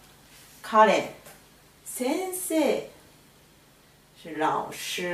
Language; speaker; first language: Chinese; non-native, fluent; Japanese